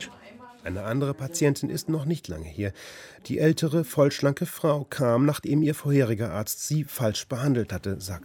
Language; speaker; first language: German; native; German